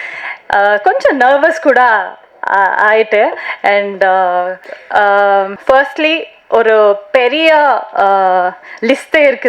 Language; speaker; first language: Tamil; non-native, learner; Hindi